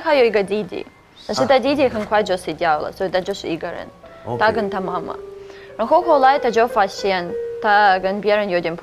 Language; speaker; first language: Chinese; non-native, fluent; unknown